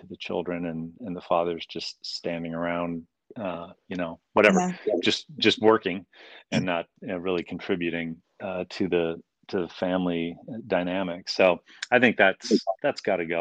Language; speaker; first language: English; native; English